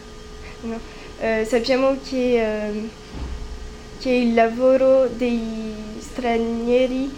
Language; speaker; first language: Italian; non-native, learner; French